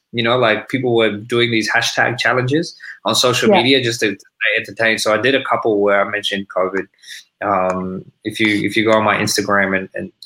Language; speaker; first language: English; native; English